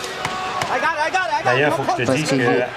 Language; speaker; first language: French; native; French